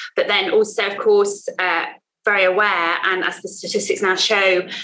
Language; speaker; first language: English; native; English